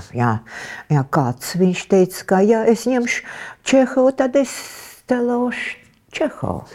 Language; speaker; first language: Latvian; non-native, local second language; Russian